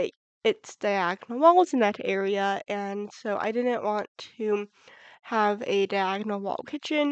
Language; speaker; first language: English; native; English